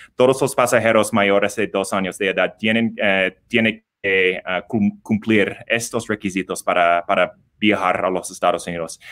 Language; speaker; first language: Spanish; non-native, learner; English